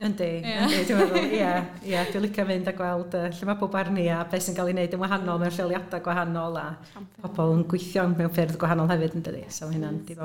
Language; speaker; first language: Welsh; native; Welsh